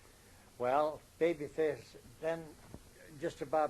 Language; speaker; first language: English; native; English